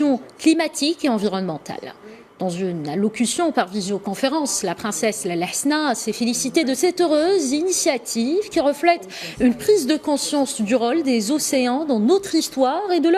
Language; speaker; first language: French; non-native, local second language; Arabic